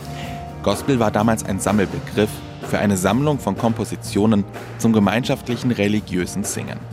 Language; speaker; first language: German; native; German